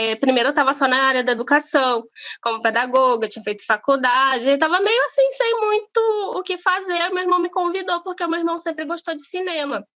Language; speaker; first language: Portuguese; native; Portuguese